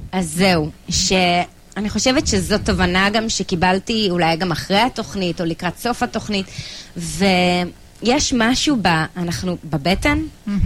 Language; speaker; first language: Hebrew; native; Hebrew